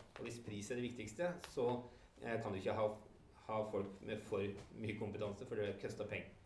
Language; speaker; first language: Norwegian; native; Norwegian